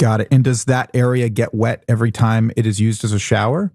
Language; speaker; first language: English; native; English